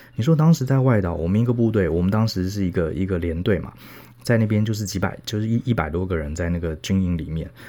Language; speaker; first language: Chinese; native; Chinese